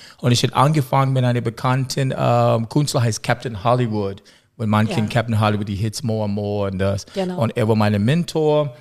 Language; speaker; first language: German; non-native, learner; English